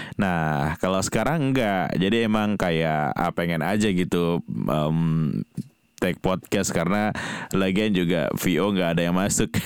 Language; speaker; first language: Indonesian; non-native, local second language; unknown